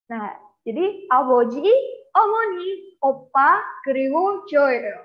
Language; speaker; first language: Korean; non-native, fluent; Indonesian